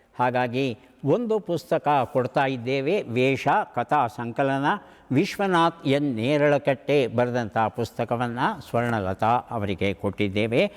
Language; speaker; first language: Kannada; native; Kannada